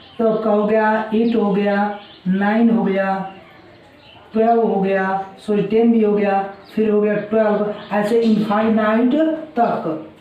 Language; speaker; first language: Hindi; native; Hindi